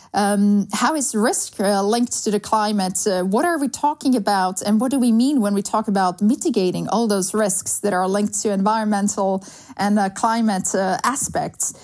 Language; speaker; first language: English; non-native, fluent; Slovak